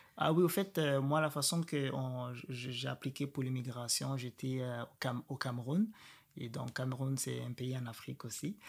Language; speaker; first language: French; non-native, local second language; Rundi